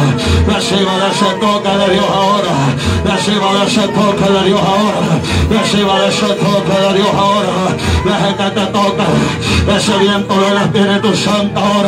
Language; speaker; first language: Spanish; native; Spanish